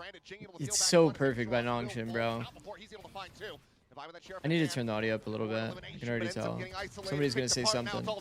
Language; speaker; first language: English; native; English